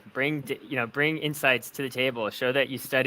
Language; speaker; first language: English; native; English